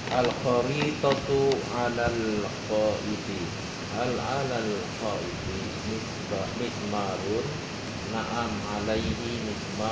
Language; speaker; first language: Arabic; non-native, learner; Indonesian